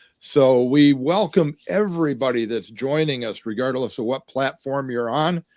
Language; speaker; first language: English; native; English